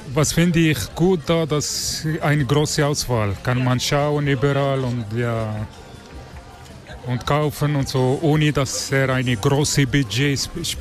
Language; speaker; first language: German; non-native, learner; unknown